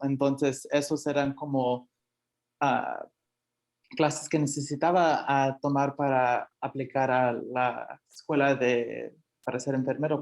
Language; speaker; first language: Spanish; early bilingual, heritage; Spanish